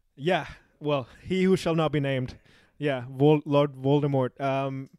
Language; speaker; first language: English; non-native, local second language; Urdu